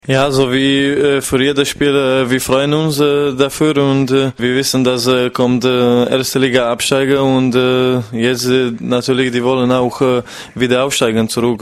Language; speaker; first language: German; non-native, fluent; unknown